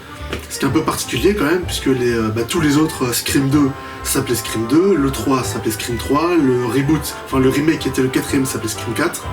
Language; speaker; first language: French; native; French